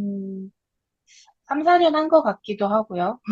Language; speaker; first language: Korean; native; Korean